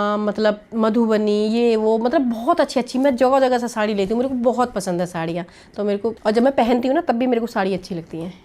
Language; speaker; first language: Hindi; native; Hindi